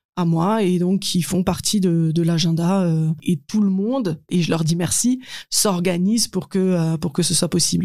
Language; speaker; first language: French; native; French